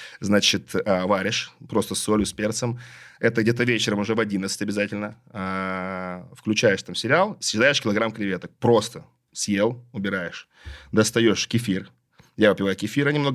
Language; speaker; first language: Russian; native; Russian